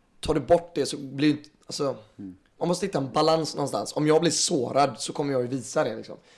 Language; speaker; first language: Swedish; native; Swedish